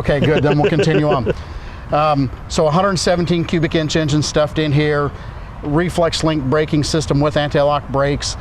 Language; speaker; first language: English; native; English